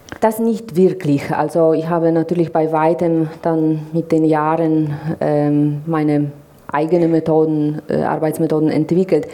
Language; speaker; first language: German; non-native, fluent; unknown